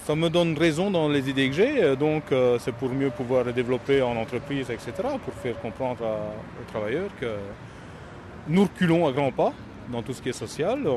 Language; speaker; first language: French; native; French